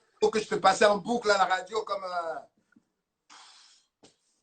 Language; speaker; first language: French; native; French